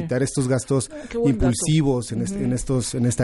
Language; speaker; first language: Spanish; native; Spanish